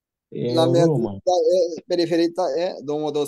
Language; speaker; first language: Italian; non-native, learner; Bangla